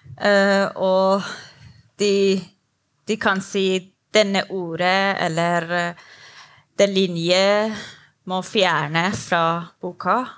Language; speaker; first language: Norwegian; non-native, learner; Persian